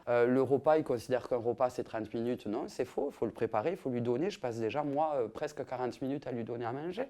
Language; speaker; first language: French; native; French